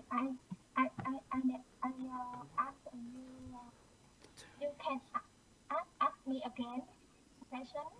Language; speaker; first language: English; non-native, learner; Vietnamese